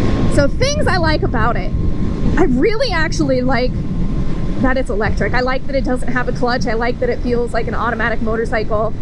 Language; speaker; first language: English; native; English